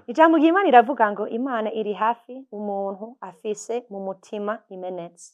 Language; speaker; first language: Rundi; non-native, fluent; English